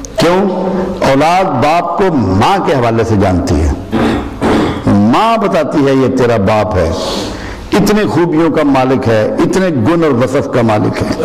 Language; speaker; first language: Urdu; non-native, local second language; Punjabi